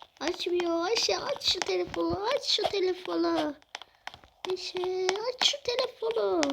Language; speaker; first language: Turkish; native; Turkish